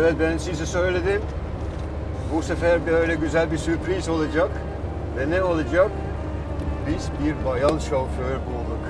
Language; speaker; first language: Turkish; non-native, fluent; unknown